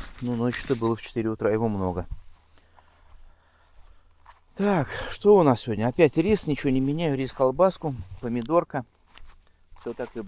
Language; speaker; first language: Russian; native; Russian